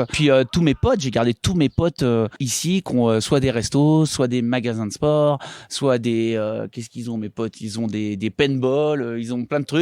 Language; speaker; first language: French; native; French